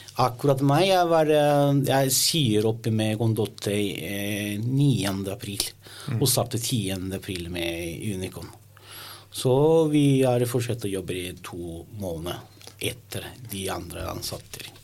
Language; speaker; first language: Norwegian; non-native, learner; Italian